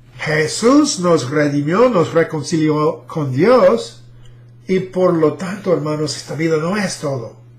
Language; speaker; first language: Spanish; non-native, fluent; English